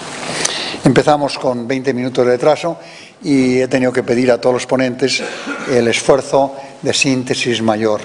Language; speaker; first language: Spanish; native; Spanish